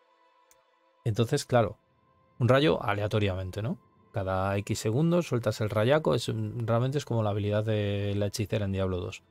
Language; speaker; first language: Spanish; native; Spanish